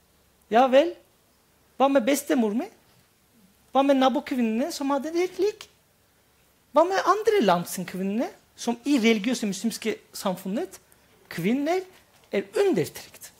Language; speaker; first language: Norwegian; non-native, fluent; Turkish